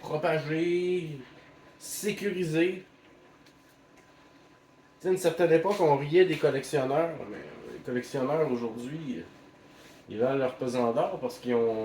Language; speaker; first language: French; native; French